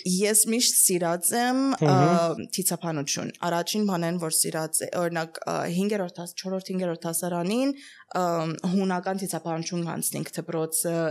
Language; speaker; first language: Armenian; early bilingual, heritage; Armenian